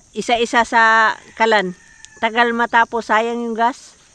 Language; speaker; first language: Filipino; native; Filipino